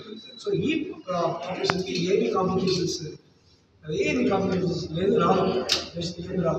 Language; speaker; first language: Telugu; non-native, learner; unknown